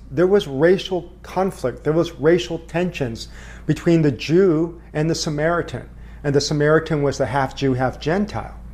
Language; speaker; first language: English; early bilingual, other home language; Korean